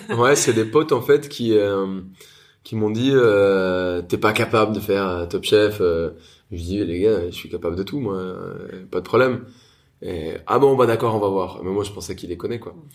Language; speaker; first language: French; non-native, fluent; Spanish